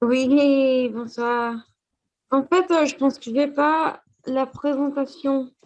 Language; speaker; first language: French; non-native, fluent; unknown